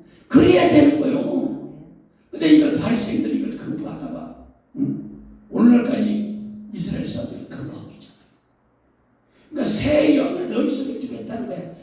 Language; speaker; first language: Korean; native; Korean